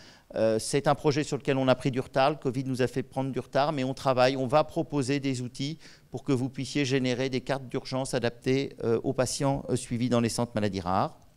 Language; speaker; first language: French; native; French